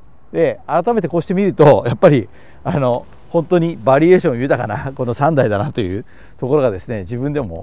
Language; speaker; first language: Japanese; native; Japanese